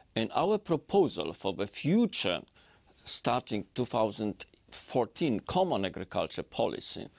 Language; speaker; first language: English; non-native, fluent; Polish